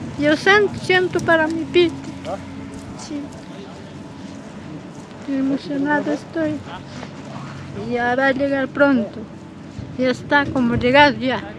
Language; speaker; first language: Spanish; non-native, local second language; Quechua